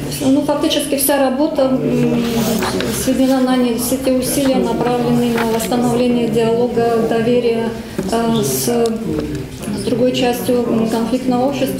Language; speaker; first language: Russian; native; Russian